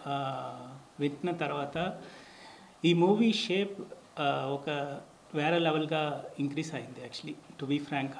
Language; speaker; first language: Telugu; non-native, learner; Tamil